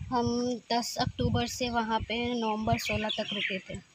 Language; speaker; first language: Hindi; native; Hindi